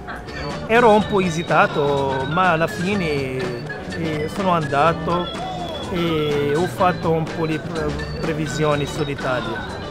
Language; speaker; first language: Italian; non-native, learner; Arabic